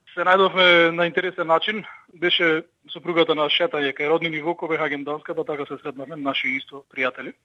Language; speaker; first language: Macedonian; early bilingual, heritage; Macedonian